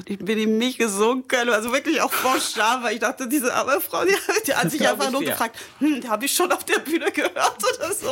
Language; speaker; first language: German; non-native, fluent; French